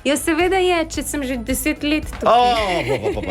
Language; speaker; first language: Slovenian; non-native, fluent; Polish